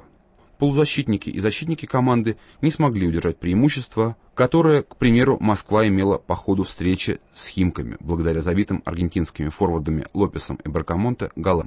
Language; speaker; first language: Russian; native; Russian